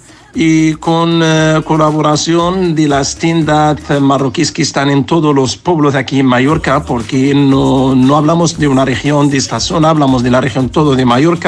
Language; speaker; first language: Spanish; non-native, learner; Arabic